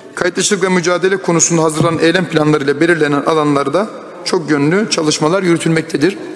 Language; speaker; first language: Turkish; native; Turkish